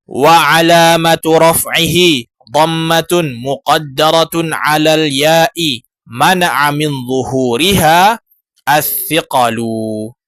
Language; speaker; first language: Arabic; non-native, fluent; Indonesian